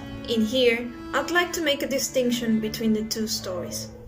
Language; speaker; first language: English; non-native, fluent; Spanish